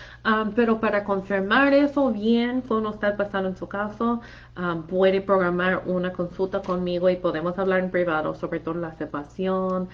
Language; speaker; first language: Spanish; non-native, fluent; English